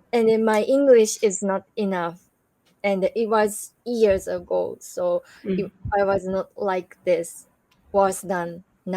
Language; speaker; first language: English; non-native, learner; Japanese